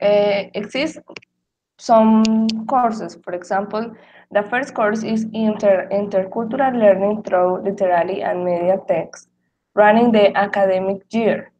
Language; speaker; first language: English; non-native, learner; Spanish